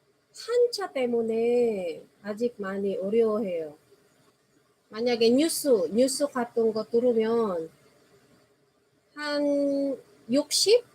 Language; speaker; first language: Korean; non-native, fluent; Filipino